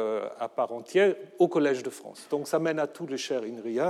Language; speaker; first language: French; non-native, fluent; German